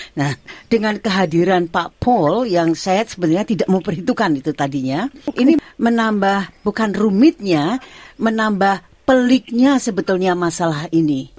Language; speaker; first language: Indonesian; non-native, local second language; Javanese